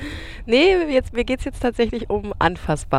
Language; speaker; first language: German; native; German